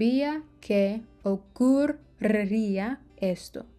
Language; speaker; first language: Spanish; non-native, learner; English